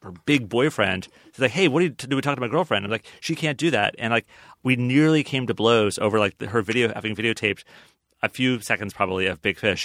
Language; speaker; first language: English; native; English